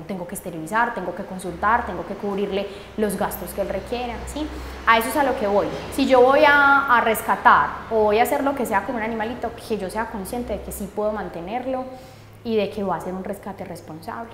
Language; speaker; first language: Spanish; native; Spanish